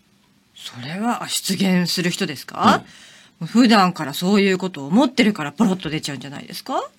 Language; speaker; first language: Japanese; native; Japanese